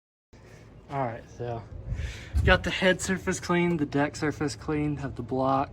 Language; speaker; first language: English; native; English